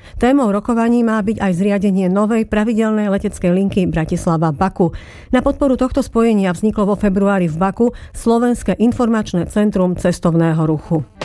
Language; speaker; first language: Slovak; native; Slovak